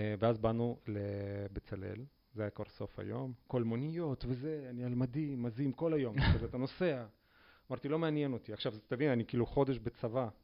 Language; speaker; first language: Hebrew; non-native, fluent; Russian